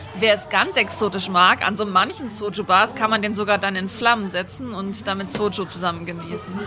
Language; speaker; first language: German; native; German